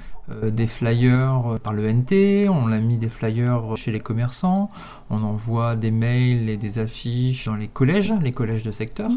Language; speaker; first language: French; native; French